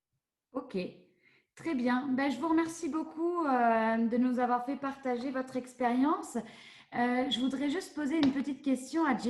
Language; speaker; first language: French; native; French